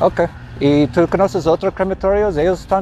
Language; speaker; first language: Spanish; non-native, learner; English